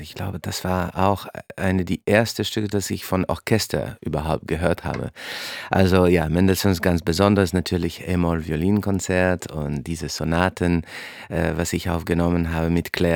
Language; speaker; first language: German; non-native, fluent; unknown